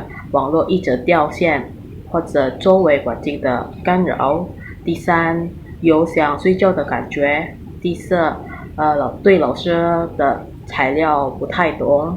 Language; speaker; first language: Chinese; non-native, learner; Indonesian